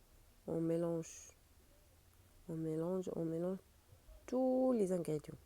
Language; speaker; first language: French; non-native, learner; Arabic